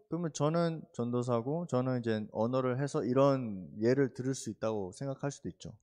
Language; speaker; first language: Korean; early bilingual, heritage; Korean